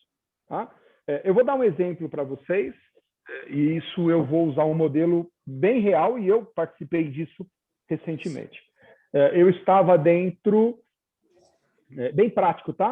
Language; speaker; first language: Portuguese; native; Portuguese